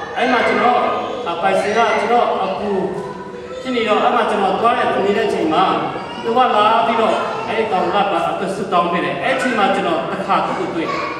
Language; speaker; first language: Burmese; non-native, local second language; Tedim Chin